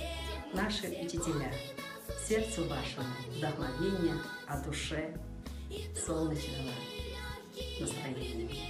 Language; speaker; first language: Russian; non-native, local second language; Kyrgyz